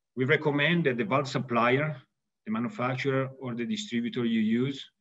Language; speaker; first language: English; non-native, fluent; Italian